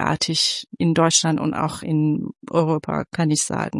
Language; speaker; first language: German; non-native, fluent; Persian